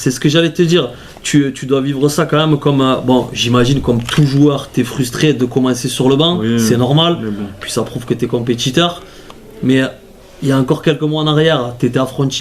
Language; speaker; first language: French; native; French